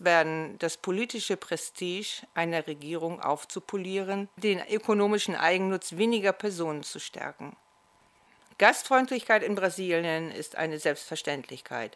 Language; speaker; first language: German; native; German